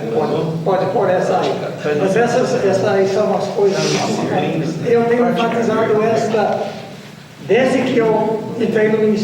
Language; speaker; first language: Portuguese; non-native, fluent; English